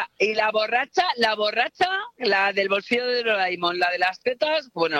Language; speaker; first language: Spanish; native; Spanish